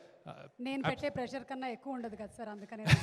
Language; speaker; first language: Telugu; native; Telugu